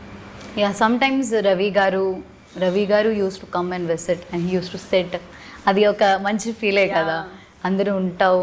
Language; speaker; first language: Telugu; non-native, learner; Malayalam